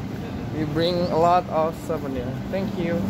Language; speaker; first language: English; non-native, learner; Indonesian